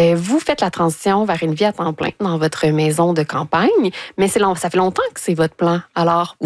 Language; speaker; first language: French; native; French